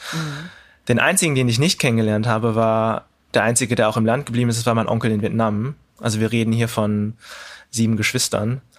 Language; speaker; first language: German; early bilingual, other home language; Cantonese